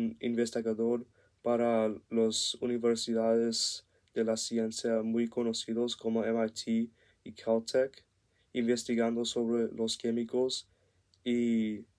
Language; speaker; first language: Spanish; non-native, learner; English